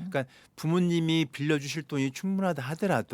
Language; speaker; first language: Korean; native; Korean